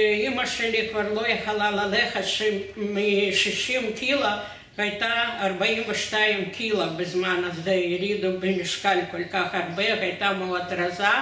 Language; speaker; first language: Hebrew; non-native, fluent; Russian